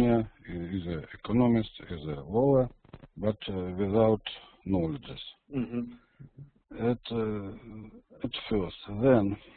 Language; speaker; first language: English; non-native, learner; Russian